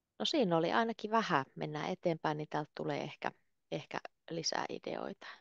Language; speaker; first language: Finnish; native; Finnish